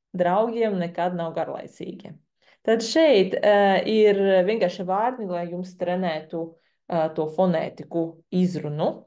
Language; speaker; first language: Latvian; non-native, fluent; Chinese